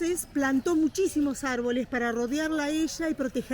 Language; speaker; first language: Spanish; native; Spanish